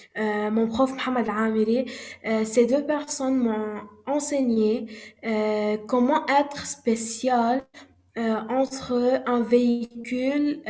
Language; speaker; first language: French; non-native, learner; Arabic